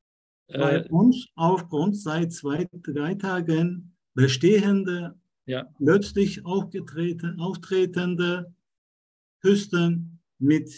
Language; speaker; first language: German; non-native, learner; Turkish